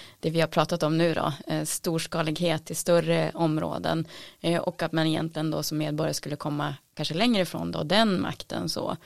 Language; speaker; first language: Swedish; native; Swedish